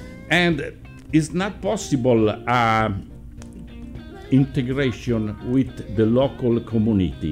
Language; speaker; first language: English; non-native, learner; Italian